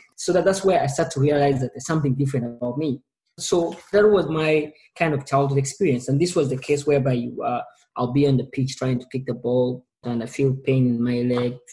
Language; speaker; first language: English; non-native, local second language; Ganda